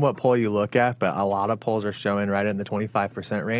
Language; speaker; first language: English; native; English